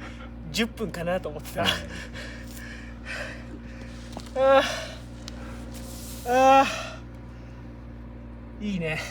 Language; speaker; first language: Japanese; native; Japanese